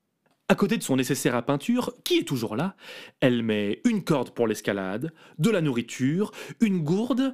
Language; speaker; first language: French; native; French